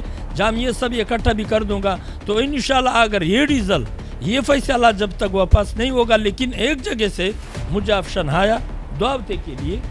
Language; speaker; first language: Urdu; non-native, local second language; Pashto